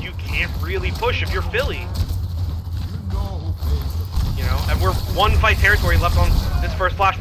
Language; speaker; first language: English; native; English